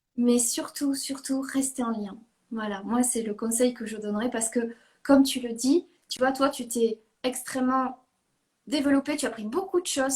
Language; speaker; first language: French; native; French